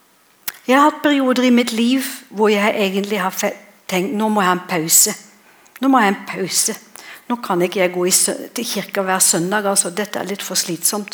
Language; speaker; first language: Norwegian; non-native, fluent; English